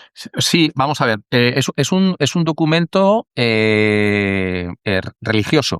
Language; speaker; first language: Spanish; native; Spanish